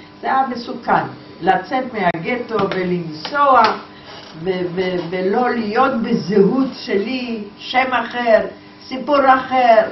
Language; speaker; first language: Hebrew; non-native, fluent; Polish